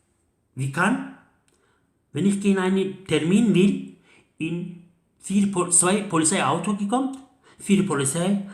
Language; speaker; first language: German; non-native, learner; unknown